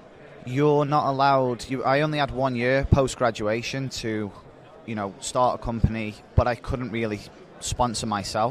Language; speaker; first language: English; native; English